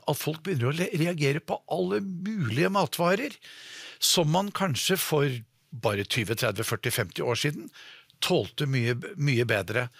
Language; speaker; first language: Norwegian; native; Norwegian